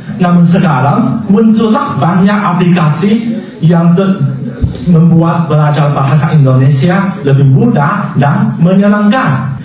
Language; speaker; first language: Indonesian; non-native, learner; Chinese